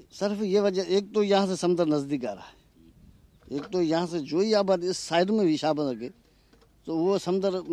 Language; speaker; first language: Urdu; non-native, local second language; Sindhi